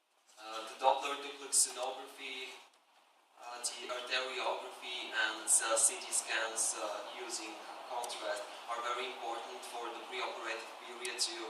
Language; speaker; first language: English; non-native, fluent; Bulgarian